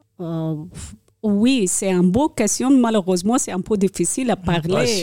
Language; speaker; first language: French; non-native, learner; Persian